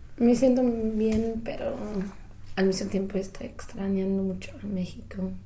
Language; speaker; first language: Spanish; non-native, learner; English